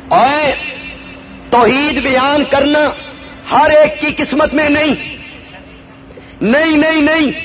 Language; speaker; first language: Urdu; non-native, local second language; Punjabi